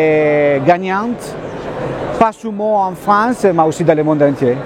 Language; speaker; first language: French; non-native, fluent; Italian